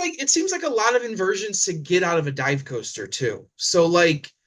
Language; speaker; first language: English; native; English